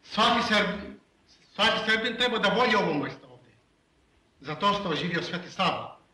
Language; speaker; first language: Serbian; non-native, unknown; Greek